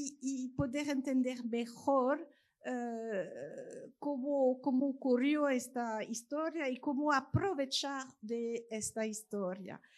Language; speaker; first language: Spanish; non-native, fluent; French